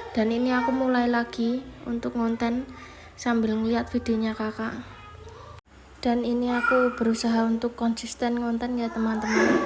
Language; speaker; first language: Indonesian; non-native, local second language; Javanese